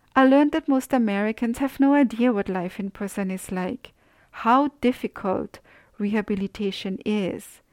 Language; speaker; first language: English; non-native, fluent; German